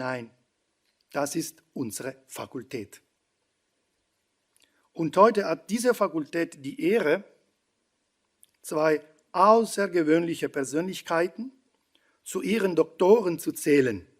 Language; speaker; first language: German; non-native, fluent; Italian